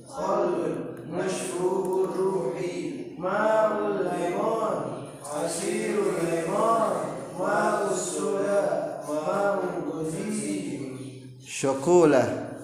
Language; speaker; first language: Arabic; non-native, fluent; Indonesian